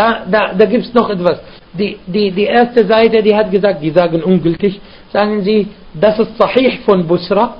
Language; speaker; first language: German; non-native, fluent; Arabic